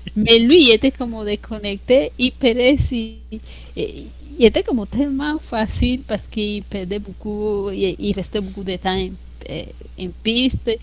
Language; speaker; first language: French; non-native, fluent; Spanish